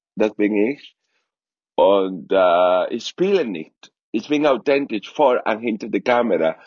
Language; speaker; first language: German; non-native, fluent; Spanish